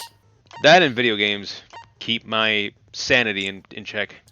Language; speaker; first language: English; native; English